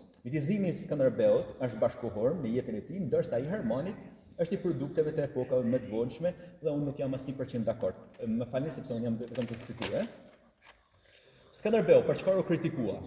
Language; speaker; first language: Albanian; native; Albanian